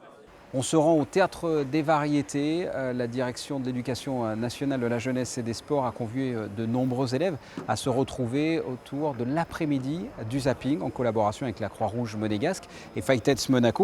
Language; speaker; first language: French; native; French